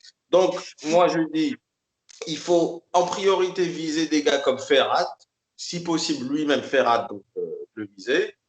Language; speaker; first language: French; native; French